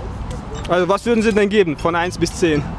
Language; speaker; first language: German; non-native, fluent; Chechen